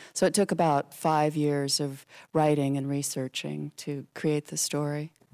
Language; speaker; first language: English; native; English